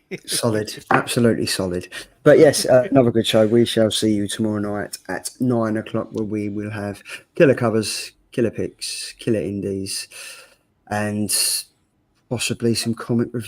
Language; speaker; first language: English; native; English